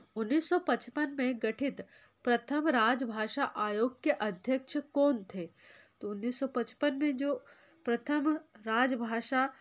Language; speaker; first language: Hindi; native; Hindi